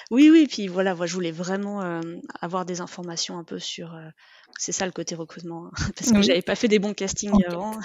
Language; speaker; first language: French; native; French